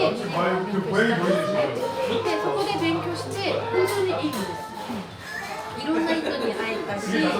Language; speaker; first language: Japanese; non-native, learner; Korean